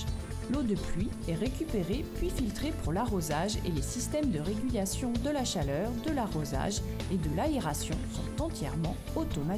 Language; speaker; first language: French; native; French